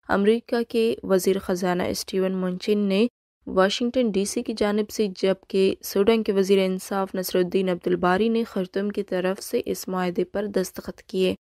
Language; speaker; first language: Urdu; non-native, local second language; Baluchi